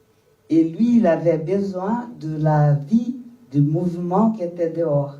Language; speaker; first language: French; non-native, fluent; Portuguese